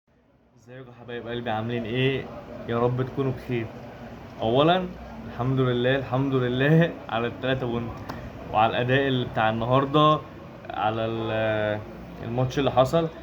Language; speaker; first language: Arabic; native; Arabic